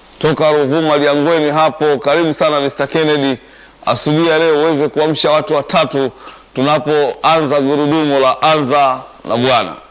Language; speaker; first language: Swahili; native; Swahili